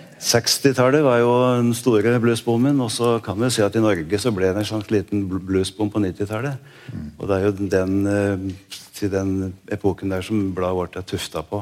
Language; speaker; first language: Norwegian; native; Norwegian